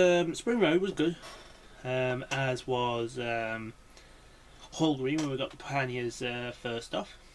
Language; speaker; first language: English; native; English